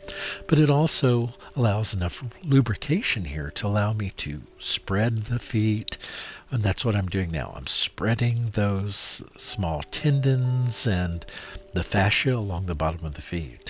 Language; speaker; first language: English; native; English